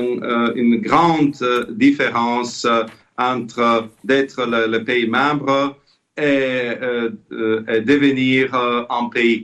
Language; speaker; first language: French; non-native, fluent; Slovak